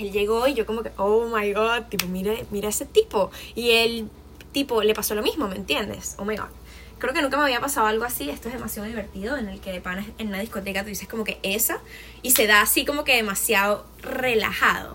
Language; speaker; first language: Spanish; native; Spanish